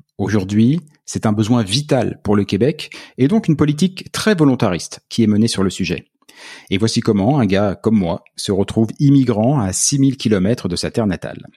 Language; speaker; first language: French; native; French